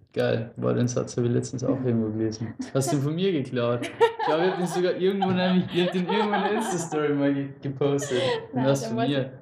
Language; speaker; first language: German; native; German